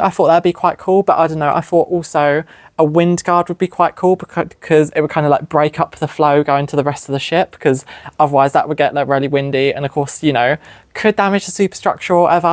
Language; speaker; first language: English; native; English